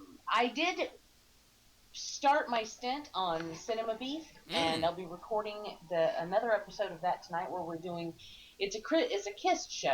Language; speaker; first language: English; native; English